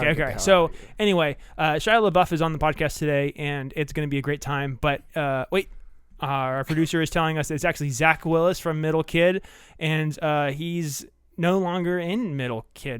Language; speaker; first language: English; native; English